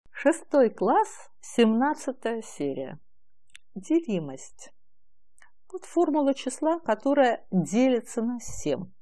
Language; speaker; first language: Russian; native; Russian